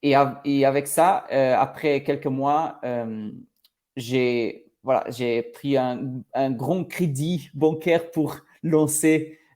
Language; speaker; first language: French; non-native, learner; Portuguese